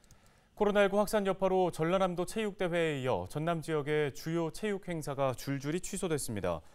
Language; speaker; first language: Korean; native; Korean